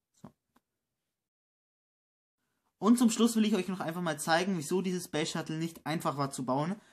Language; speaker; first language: German; native; German